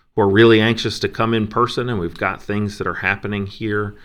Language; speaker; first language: English; native; English